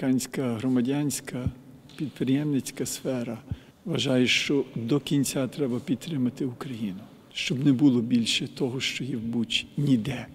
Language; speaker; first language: Ukrainian; early bilingual, heritage; Ukrainian